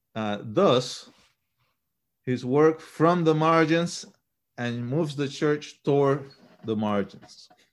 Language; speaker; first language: English; early bilingual, other home language; Spanish